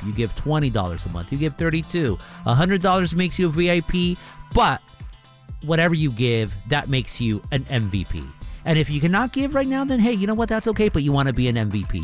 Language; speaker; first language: English; early bilingual, other home language; Spanish